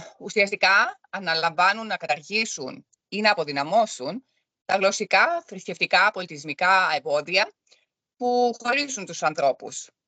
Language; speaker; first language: Greek; early bilingual, other home language; German